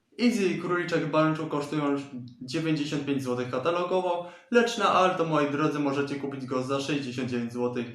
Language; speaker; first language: Polish; native; Polish